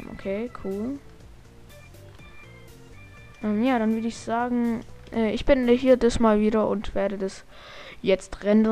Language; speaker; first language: German; native; German